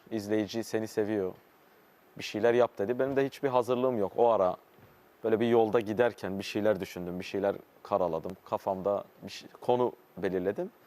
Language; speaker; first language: Turkish; non-native, local second language; Kurdish